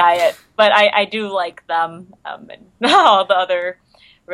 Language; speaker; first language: English; native; English